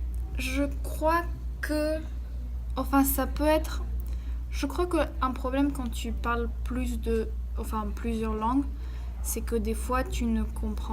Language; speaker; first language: French; early bilingual, heritage; French